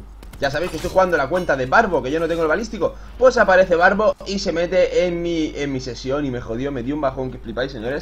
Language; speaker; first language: Spanish; native; Spanish